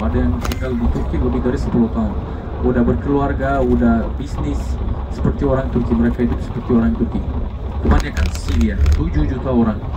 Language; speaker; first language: Indonesian; non-native, fluent; Turkish